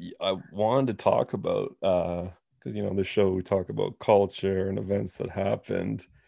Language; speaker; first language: English; native; English